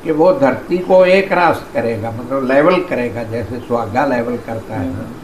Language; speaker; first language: Hindi; non-native, local second language; Punjabi